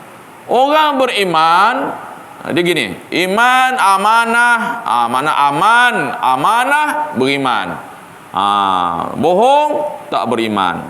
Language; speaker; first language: Malay; native; Malay